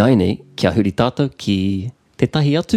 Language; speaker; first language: Māori; non-native, local second language; English